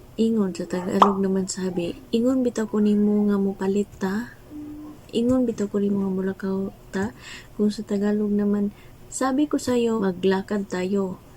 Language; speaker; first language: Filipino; non-native, local second language; Cebuano